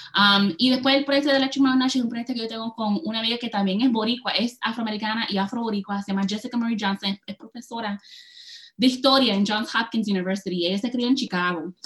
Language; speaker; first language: Spanish; early bilingual, heritage; Spanish